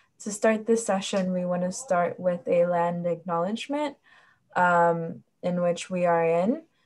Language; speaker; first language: English; early bilingual, other home language; Spanish